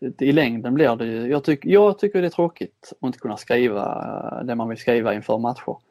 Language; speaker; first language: Swedish; native; Swedish